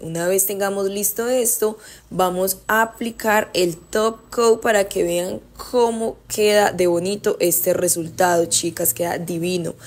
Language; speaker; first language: Spanish; native; Spanish